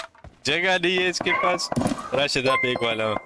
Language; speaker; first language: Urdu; non-native, local second language; Pashto